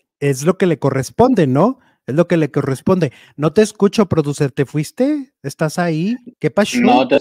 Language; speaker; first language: Spanish; native; Spanish